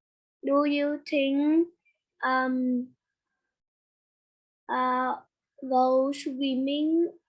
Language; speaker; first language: English; non-native, learner; Vietnamese